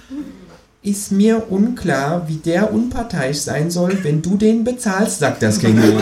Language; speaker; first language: German; native; German